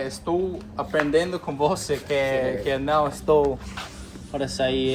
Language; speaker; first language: Portuguese; non-native, learner; English